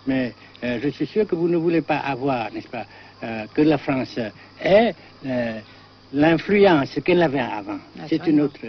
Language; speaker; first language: French; non-native, local second language; Vietnamese